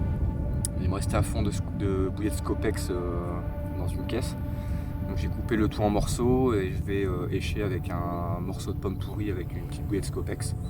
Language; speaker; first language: French; native; French